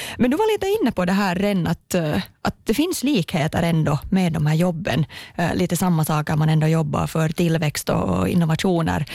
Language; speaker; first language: Swedish; native; Swedish